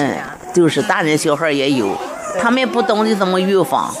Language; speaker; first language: Chinese; native; Chinese